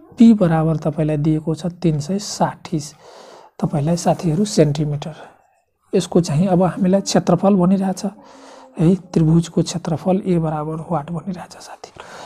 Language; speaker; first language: Nepali; non-native, local second language; Maithili